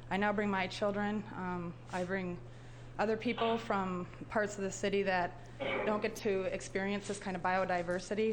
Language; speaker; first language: English; native; English